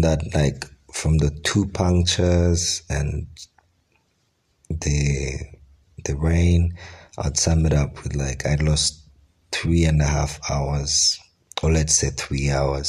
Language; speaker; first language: English; non-native, local second language; Ganda